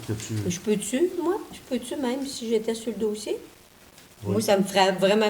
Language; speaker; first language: French; native; French